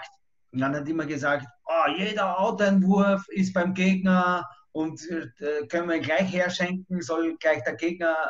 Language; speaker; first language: German; native; German